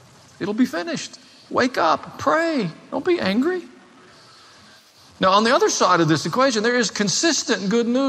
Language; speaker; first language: English; native; English